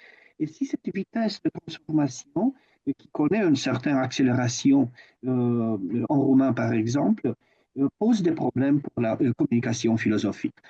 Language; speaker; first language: French; non-native, fluent; Romanian